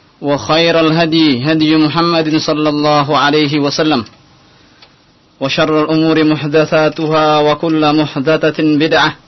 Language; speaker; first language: Arabic; non-native, fluent; Indonesian